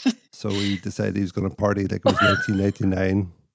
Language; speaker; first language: English; native; English